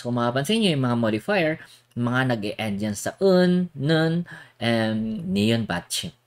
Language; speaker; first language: Filipino; native; Filipino